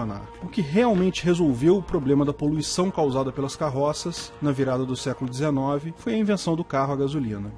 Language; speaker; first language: Portuguese; native; Portuguese